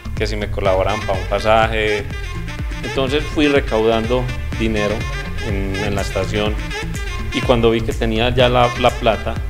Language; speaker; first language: Spanish; native; Spanish